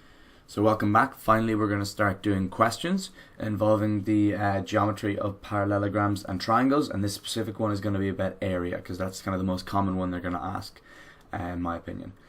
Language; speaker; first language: English; native; English